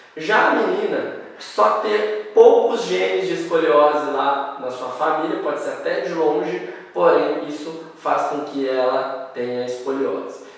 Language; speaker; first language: Portuguese; native; Portuguese